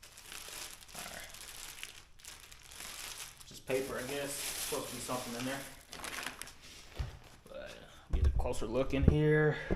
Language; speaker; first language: English; native; English